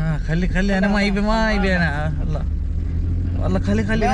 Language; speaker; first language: Arabic; non-native, learner; Malayalam